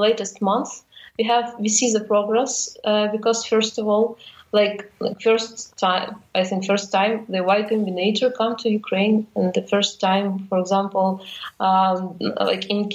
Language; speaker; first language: English; non-native, fluent; Ukrainian